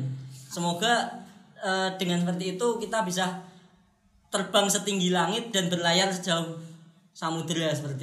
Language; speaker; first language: Indonesian; native; Indonesian